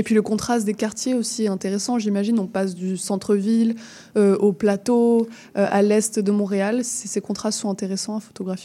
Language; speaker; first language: French; native; French